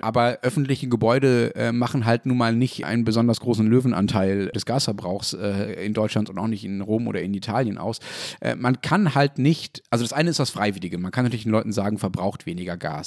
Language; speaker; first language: German; native; German